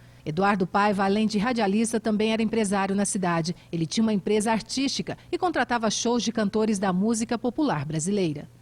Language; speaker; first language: Portuguese; native; Portuguese